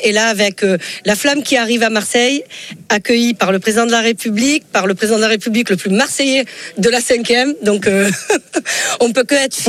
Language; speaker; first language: French; native; French